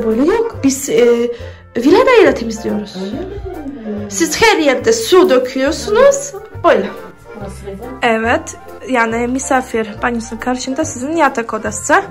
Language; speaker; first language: Turkish; non-native, learner; Polish